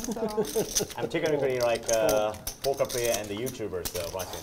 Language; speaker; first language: English; non-native, learner; Japanese